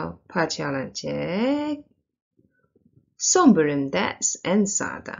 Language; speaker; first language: Turkish; non-native, learner; Chinese